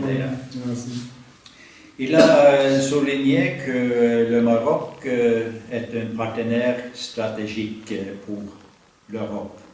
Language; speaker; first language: French; non-native, fluent; Norwegian